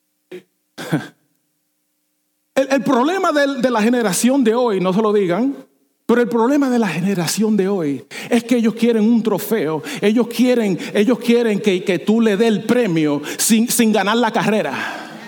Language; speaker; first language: Spanish; native; Spanish